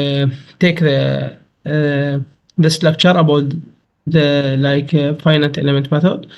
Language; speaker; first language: English; non-native, learner; Arabic